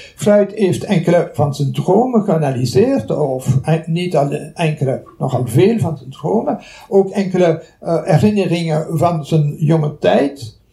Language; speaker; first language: Dutch; non-native, local second language; French